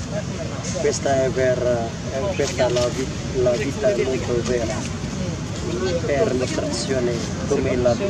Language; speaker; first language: Italian; non-native, learner; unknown